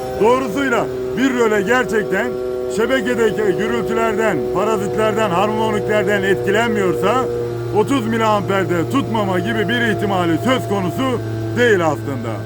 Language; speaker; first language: Turkish; native; Turkish